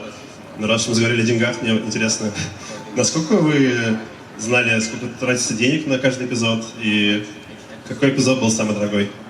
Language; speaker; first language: Russian; native; Russian